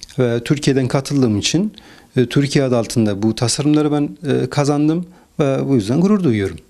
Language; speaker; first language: Turkish; non-native, fluent; Persian